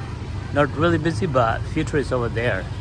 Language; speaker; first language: English; non-native, local second language; Indonesian